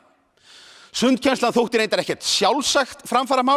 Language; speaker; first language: Icelandic; native; Icelandic